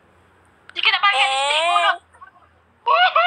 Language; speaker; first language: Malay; non-native, learner; Vietnamese